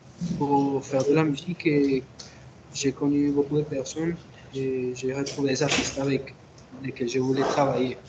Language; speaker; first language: French; non-native, fluent; Spanish